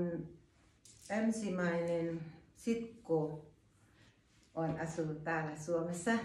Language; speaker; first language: Finnish; non-native, learner; Thai